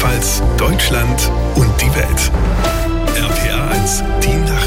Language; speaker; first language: German; native; German